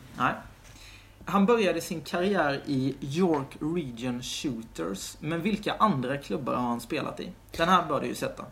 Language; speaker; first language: Swedish; native; Swedish